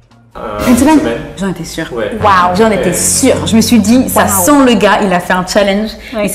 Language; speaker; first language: French; native; French